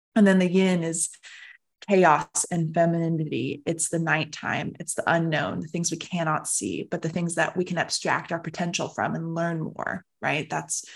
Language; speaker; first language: English; native; English